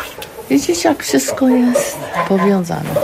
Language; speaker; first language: Polish; non-native, learner; English